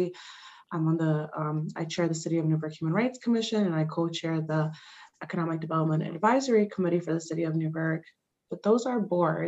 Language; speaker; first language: English; early bilingual, other home language; Spanish